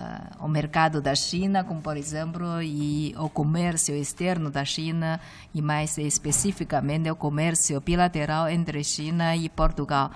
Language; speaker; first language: Portuguese; non-native, fluent; Chinese